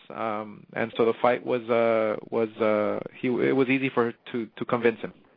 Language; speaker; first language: English; early bilingual, other home language; Spanish